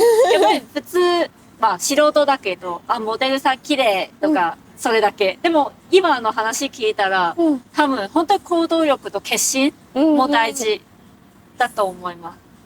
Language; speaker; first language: Japanese; non-native, learner; Cantonese